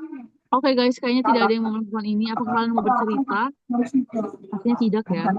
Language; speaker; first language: Indonesian; native; Indonesian